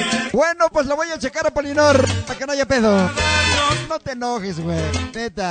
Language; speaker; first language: Spanish; native; Spanish